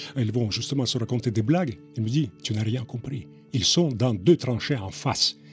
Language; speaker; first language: French; non-native, fluent; Russian